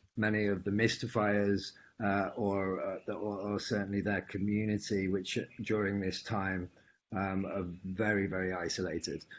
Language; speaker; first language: English; native; English